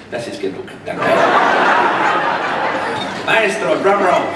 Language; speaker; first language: German; non-native, fluent; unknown